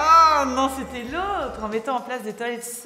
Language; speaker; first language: French; native; French